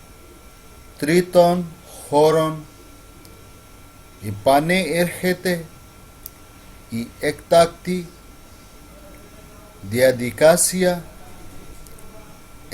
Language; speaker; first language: Greek; non-native, learner; Urdu